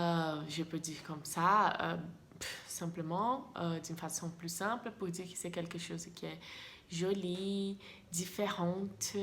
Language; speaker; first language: French; non-native, fluent; Portuguese